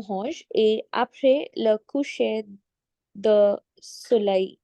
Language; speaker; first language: French; non-native, learner; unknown